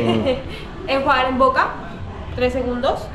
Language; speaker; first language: Spanish; native; Spanish